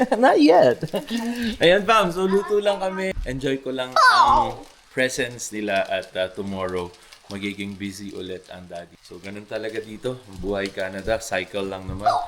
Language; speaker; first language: Filipino; non-native, local second language; Hiligaynon